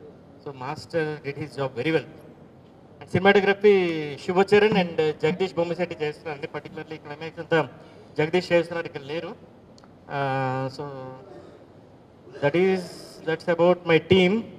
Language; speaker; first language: Telugu; native; Telugu